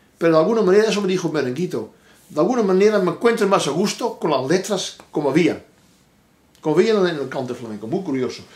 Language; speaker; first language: Spanish; non-native, fluent; Dutch